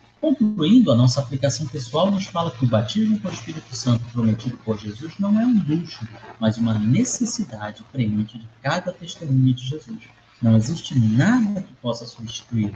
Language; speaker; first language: Portuguese; native; Portuguese